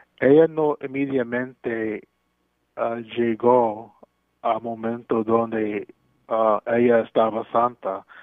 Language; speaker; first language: Spanish; non-native, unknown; English